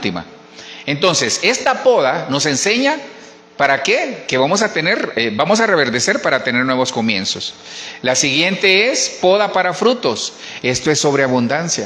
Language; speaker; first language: Spanish; native; Spanish